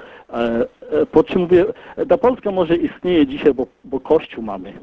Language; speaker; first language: Polish; early bilingual, heritage; Polish